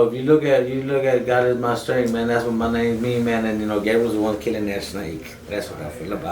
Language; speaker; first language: English; native; English